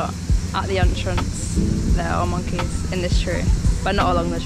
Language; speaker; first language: English; native; English